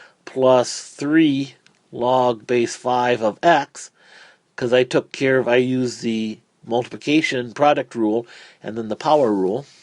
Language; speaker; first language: English; native; English